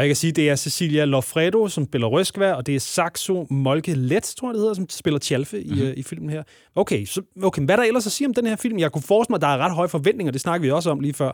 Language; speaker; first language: Danish; native; Danish